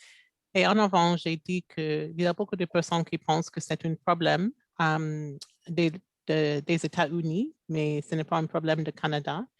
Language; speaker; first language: French; non-native, local second language; English